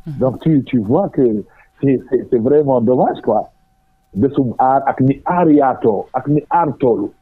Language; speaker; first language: Wolof; non-native, local second language; Jola-Fonyi